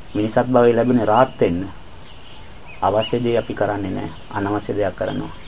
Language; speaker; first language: Sinhala; non-native, fluent; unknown